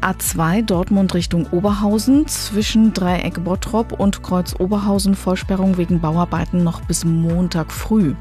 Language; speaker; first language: German; native; German